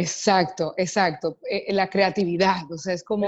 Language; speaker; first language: Spanish; native; Spanish